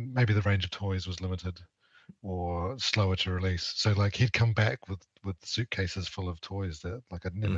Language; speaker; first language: English; native; English